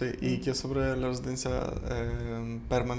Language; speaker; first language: Spanish; non-native, fluent; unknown